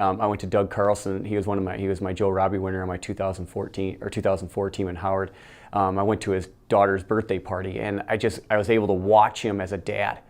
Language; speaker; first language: English; native; English